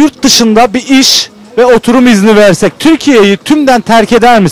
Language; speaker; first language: Turkish; native; Turkish